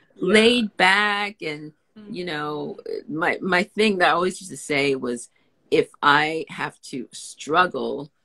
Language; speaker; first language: English; native; English